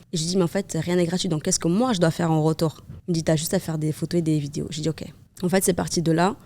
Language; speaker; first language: French; non-native, fluent; Kabuverdianu